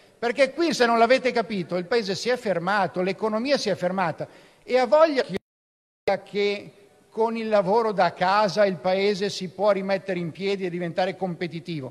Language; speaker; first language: Italian; native; Italian